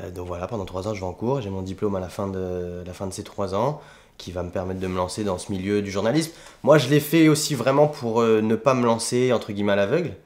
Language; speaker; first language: French; native; French